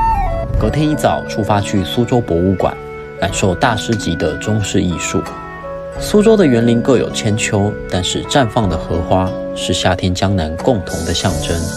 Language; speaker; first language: Chinese; native; Chinese